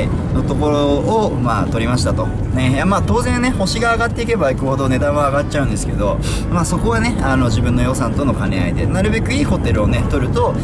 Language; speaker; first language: Japanese; native; Japanese